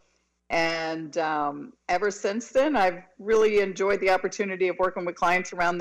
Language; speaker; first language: English; native; English